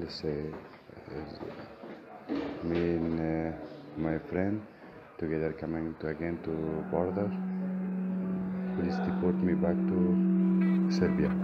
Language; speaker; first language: English; non-native, learner; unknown